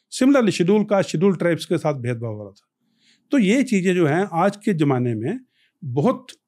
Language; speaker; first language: Hindi; non-native, local second language; Punjabi